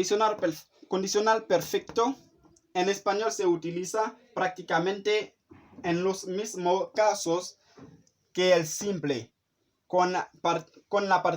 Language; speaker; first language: Spanish; non-native, fluent; Haitian Creole